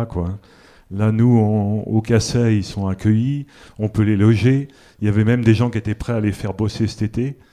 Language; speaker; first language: French; native; French